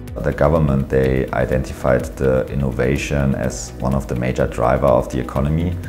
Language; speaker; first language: English; non-native, fluent; German